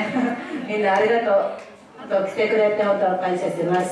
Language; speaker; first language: Japanese; non-native, fluent; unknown